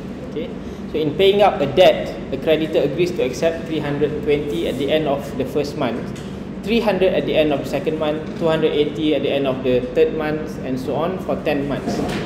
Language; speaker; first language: English; non-native, local second language; Malay